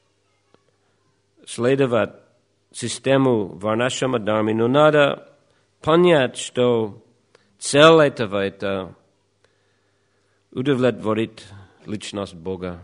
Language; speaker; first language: Russian; non-native, fluent; English